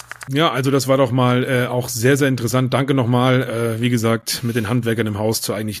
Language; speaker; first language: German; native; German